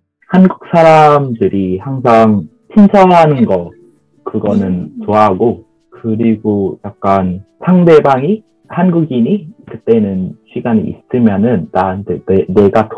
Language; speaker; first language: Korean; non-native, fluent; Vietnamese